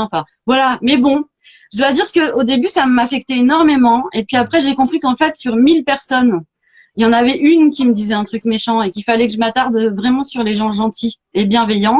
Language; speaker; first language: French; native; French